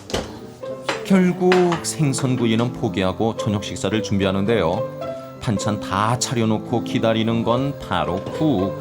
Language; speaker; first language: Korean; native; Korean